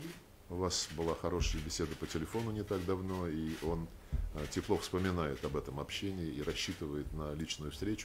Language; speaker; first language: Russian; native; Russian